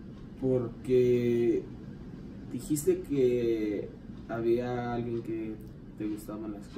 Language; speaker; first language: Spanish; non-native, learner; English